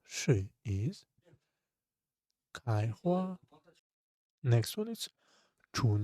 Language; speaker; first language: Chinese; non-native, fluent; Russian